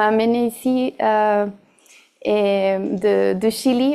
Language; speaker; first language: French; non-native, fluent; Spanish